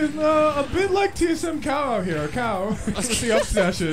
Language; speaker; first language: English; native; English